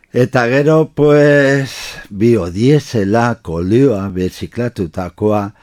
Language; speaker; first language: Basque; non-native, local second language; Spanish